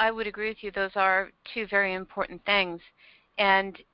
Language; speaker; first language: English; native; English